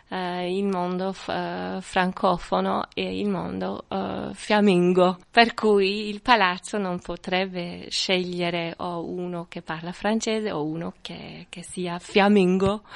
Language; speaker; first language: Italian; non-native, fluent; French